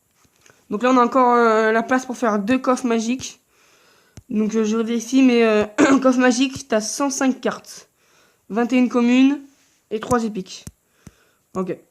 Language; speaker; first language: French; native; French